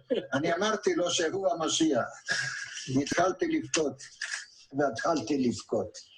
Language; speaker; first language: Hebrew; non-native, fluent; Yiddish